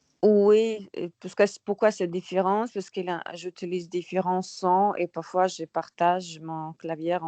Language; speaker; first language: French; non-native, learner; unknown